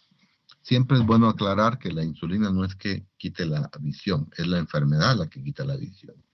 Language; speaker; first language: Spanish; native; Spanish